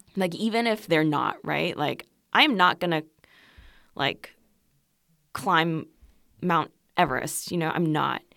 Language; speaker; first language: English; non-native, fluent; Korean